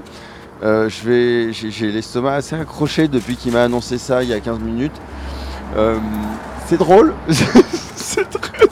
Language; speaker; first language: French; native; French